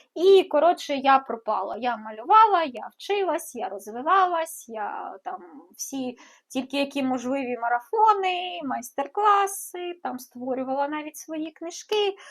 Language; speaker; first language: Ukrainian; non-native, local second language; Russian